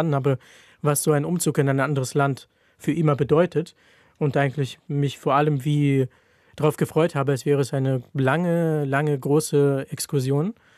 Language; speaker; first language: German; non-native, fluent; Ukrainian